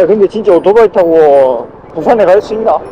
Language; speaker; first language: Korean; native; Korean